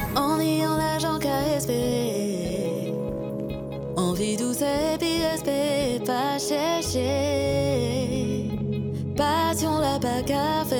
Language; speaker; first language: French; native; French